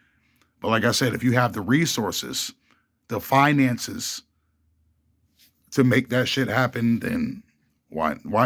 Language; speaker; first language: English; native; English